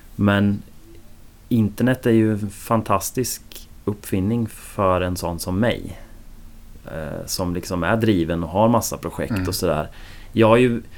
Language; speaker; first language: Swedish; native; Swedish